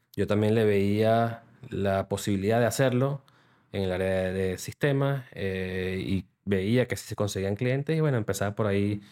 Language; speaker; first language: Spanish; native; Spanish